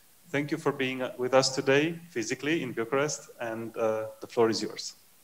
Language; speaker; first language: English; non-native, fluent; Romanian